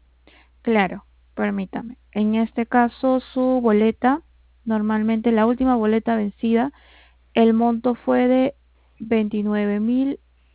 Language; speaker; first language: Spanish; native; Spanish